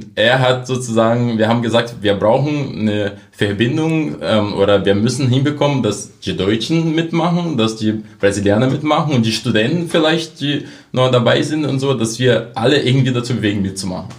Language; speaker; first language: German; non-native, fluent; Portuguese